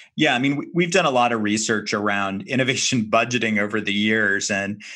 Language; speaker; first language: English; native; English